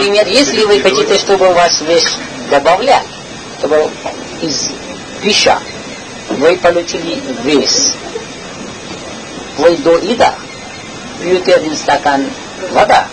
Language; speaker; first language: Russian; non-native, learner; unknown